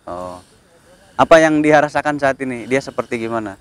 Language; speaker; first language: Indonesian; native; Indonesian